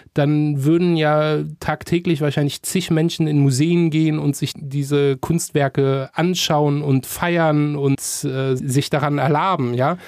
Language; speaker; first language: German; native; German